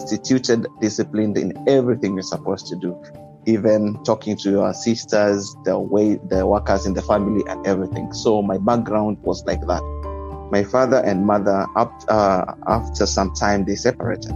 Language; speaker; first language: English; non-native, local second language; Luyia